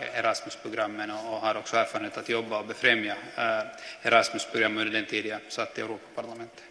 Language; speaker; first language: Swedish; native; Swedish